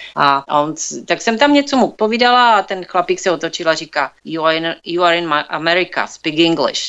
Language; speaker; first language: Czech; native; Czech